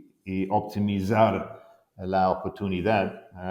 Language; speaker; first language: Spanish; non-native, fluent; English